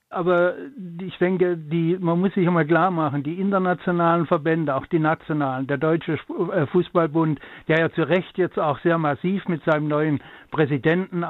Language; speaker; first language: German; native; German